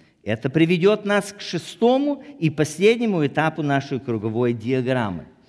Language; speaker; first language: Russian; native; Russian